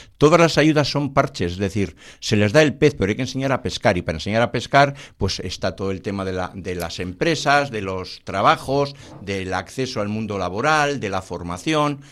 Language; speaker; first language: Spanish; native; Spanish